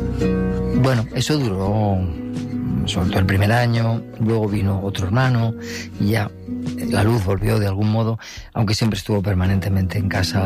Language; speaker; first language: Spanish; native; Spanish